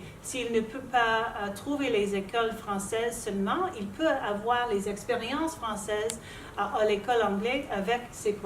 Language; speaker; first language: French; non-native, local second language; English